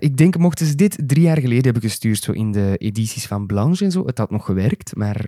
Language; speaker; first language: Dutch; native; Dutch